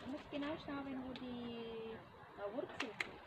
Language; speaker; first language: German; non-native, fluent; Cebuano